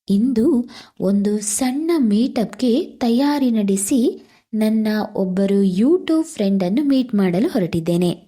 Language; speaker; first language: Kannada; non-native, local second language; Tulu